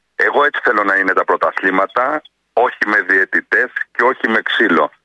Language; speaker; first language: Greek; native; Greek